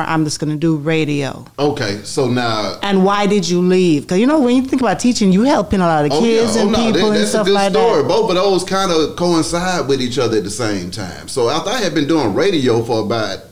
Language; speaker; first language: English; native; English